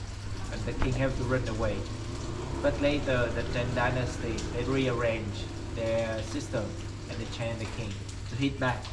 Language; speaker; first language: English; non-native, fluent; Vietnamese